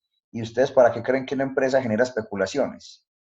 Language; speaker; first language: Spanish; native; Spanish